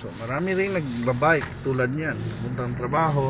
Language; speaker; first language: Filipino; non-native, local second language; Cebuano